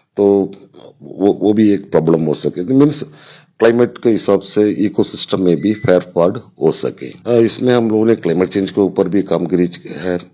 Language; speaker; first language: Hindi; non-native, local second language; Gujarati